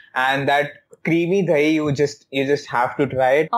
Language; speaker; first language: English; non-native, local second language; Hindi